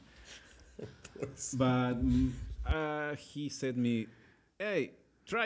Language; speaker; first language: English; non-native, learner; Spanish